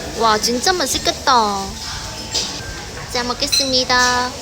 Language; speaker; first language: Korean; non-native, learner; Vietnamese